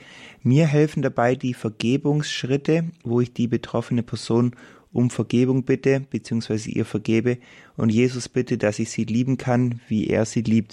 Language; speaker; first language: German; native; German